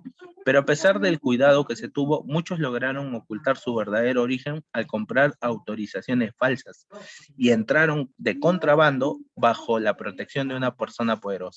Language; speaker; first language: Spanish; native; Spanish